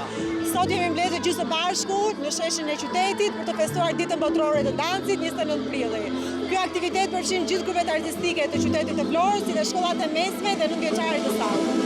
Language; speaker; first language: Albanian; native; Albanian